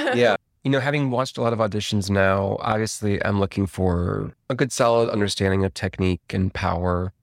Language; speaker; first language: English; native; English